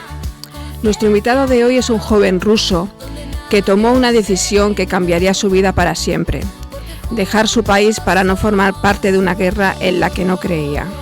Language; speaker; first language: Spanish; native; Spanish